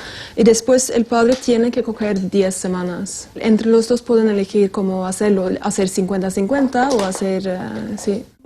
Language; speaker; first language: Spanish; non-native, fluent; Norwegian